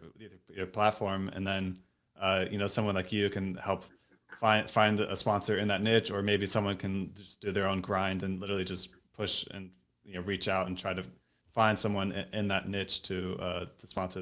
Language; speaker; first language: English; native; English